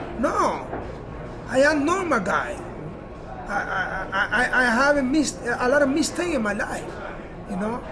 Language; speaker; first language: English; non-native, learner; Spanish